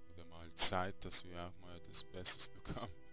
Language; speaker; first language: German; native; German